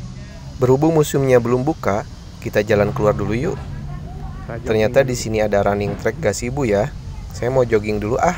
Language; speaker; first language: Indonesian; native; Indonesian